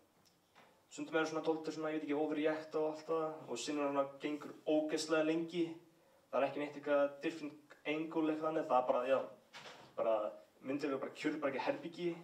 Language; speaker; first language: Icelandic; early bilingual, heritage; English